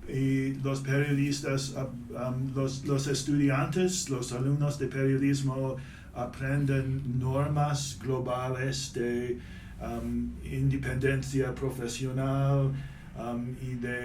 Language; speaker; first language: Spanish; non-native, fluent; English